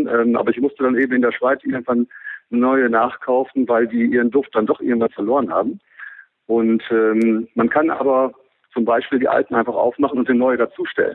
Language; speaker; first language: German; native; German